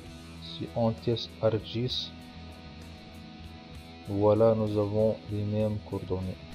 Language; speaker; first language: French; non-native, local second language; Arabic